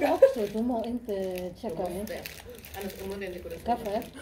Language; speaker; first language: Swedish; early bilingual, other home language; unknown